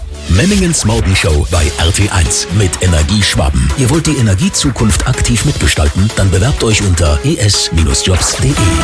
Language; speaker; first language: German; native; German